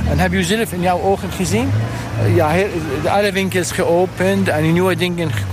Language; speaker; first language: Dutch; non-native, learner; Arabic